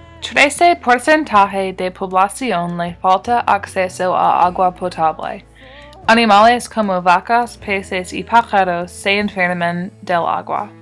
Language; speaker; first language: Spanish; non-native, learner; English